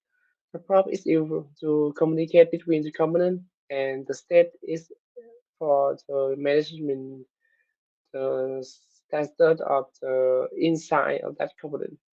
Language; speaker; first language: English; non-native, learner; Vietnamese